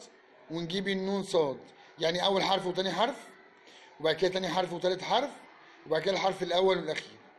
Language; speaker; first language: Arabic; native; Arabic